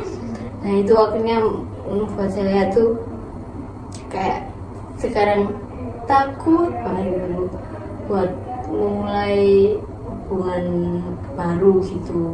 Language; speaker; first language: Indonesian; native; Indonesian